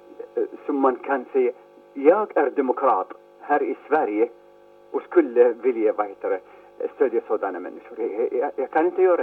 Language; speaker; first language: Swedish; non-native, fluent; Arabic